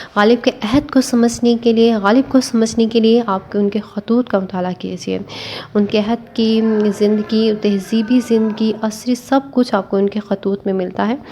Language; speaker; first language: Urdu; non-native, local second language; Punjabi